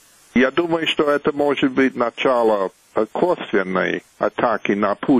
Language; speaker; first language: Russian; non-native, fluent; English